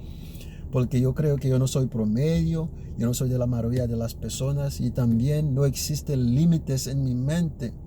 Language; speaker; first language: Spanish; early bilingual, other home language; Haitian Creole